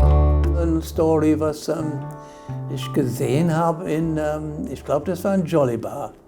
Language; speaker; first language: German; non-native, fluent; English